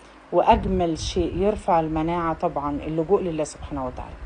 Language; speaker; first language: Arabic; native; Arabic